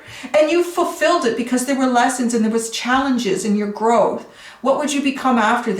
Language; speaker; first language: English; native; English